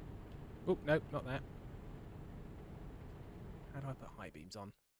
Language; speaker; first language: English; native; English